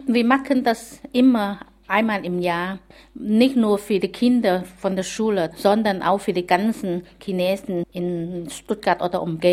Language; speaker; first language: German; non-native, learner; Chinese